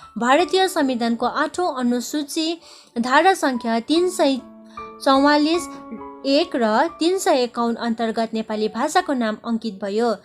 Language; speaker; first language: Nepali; native; Nepali